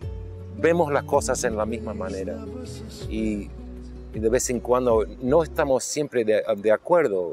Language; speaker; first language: Spanish; non-native, local second language; English